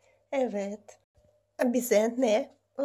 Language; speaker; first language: Turkish; non-native, learner; Russian